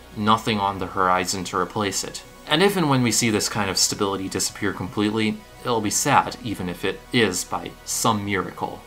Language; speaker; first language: English; native; English